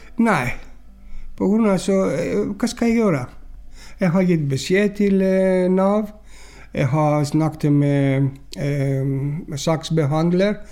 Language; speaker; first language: Norwegian; non-native, learner; Greek